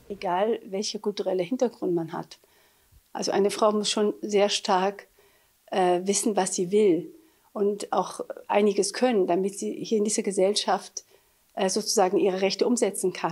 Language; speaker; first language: German; early bilingual, other home language; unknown